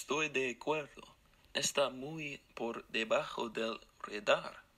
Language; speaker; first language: Spanish; non-native, learner; English